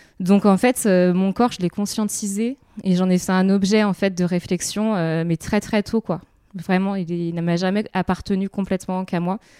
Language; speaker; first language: French; native; French